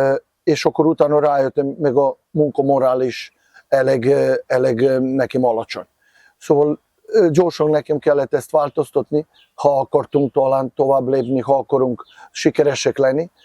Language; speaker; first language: Hungarian; non-native, fluent; Serbian